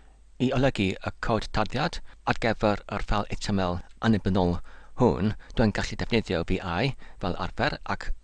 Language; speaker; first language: Welsh; non-native, learner; English